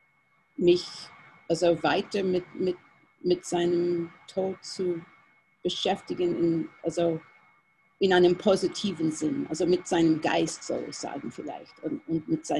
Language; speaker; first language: German; non-native, fluent; English